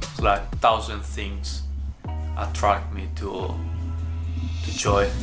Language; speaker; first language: English; non-native, fluent; Italian